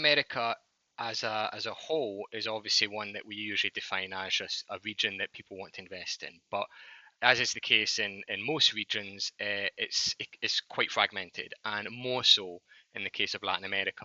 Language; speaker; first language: English; native; English